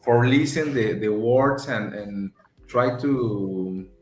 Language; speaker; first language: English; non-native, learner; Spanish